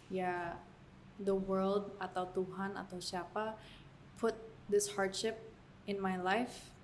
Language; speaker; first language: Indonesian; early bilingual, heritage; English